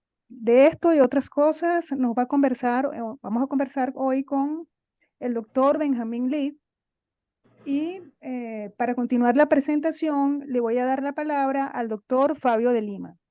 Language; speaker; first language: Spanish; native; Spanish